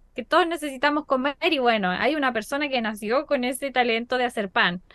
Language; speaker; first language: Spanish; native; Spanish